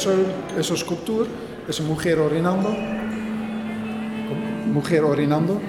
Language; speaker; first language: Spanish; non-native, learner; Dutch